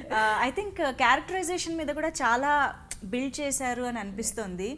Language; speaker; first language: Telugu; native; Telugu